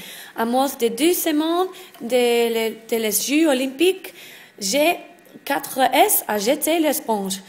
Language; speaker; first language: French; non-native, learner; English